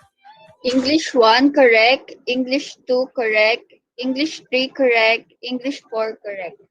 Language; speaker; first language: English; non-native, local second language; Filipino